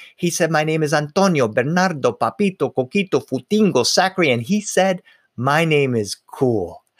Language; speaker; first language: English; early bilingual, other home language; Spanish